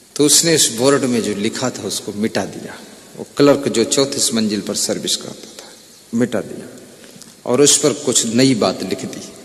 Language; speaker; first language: Hindi; native; Hindi